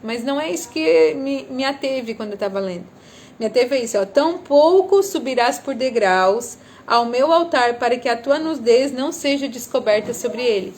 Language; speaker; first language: Portuguese; native; Portuguese